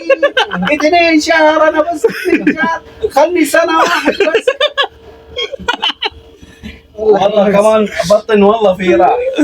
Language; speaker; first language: Arabic; non-native, learner; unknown